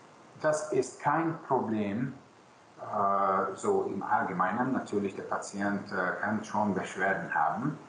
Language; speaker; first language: German; non-native, local second language; Hungarian